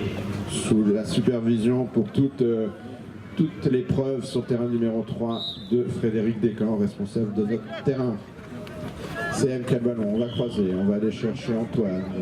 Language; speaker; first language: French; native; French